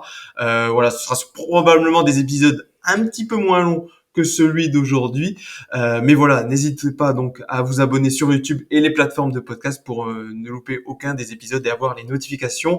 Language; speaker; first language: French; native; French